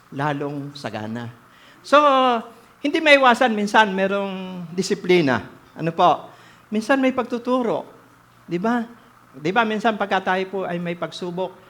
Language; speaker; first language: Filipino; native; Filipino